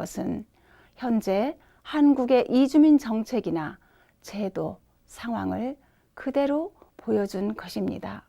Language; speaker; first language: Korean; native; Korean